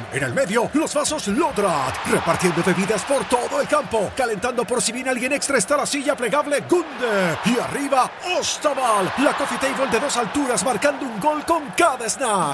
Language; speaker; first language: Spanish; native; Spanish